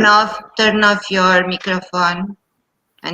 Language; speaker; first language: English; non-native, fluent; Portuguese